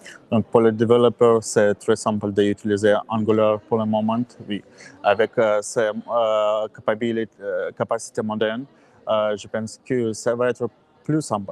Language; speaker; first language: French; non-native, learner; English